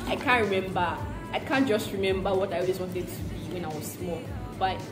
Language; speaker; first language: English; non-native, local second language; Yoruba